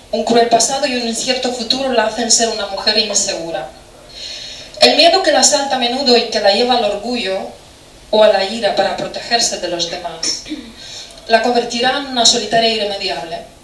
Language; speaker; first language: Spanish; non-native, fluent; Romanian